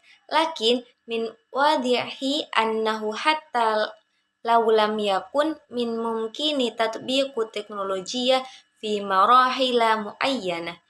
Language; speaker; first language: Arabic; non-native, learner; Indonesian